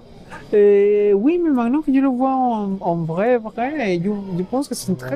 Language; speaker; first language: French; non-native, fluent; Spanish